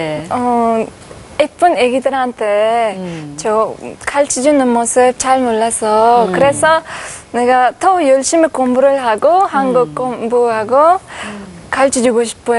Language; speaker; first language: Korean; non-native, learner; Uzbek